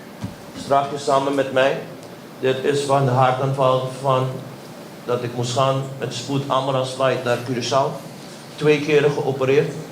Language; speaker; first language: Dutch; non-native, local second language; Papiamento